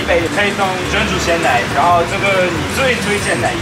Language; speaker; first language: Chinese; non-native, fluent; French